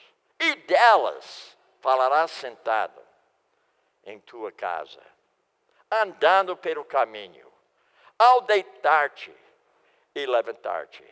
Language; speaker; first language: Portuguese; non-native, fluent; English